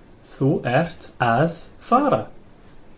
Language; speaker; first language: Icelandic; non-native, fluent; English